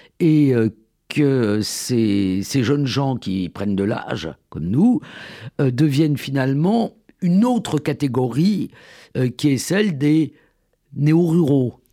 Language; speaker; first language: French; native; French